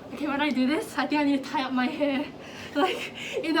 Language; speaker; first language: English; non-native, fluent; Korean